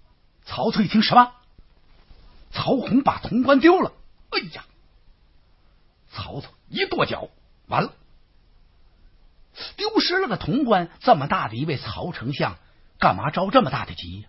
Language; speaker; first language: Chinese; native; Chinese